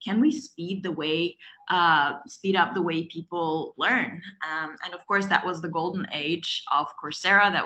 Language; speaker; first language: English; non-native, fluent; Russian